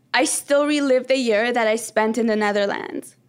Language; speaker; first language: English; early bilingual, other home language; Persian